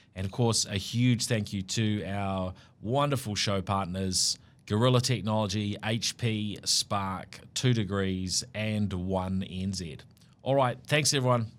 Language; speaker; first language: English; native; English